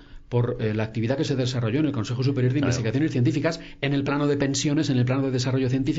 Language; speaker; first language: Spanish; native; Spanish